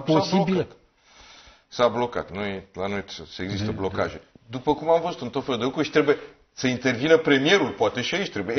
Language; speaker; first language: Romanian; native; Romanian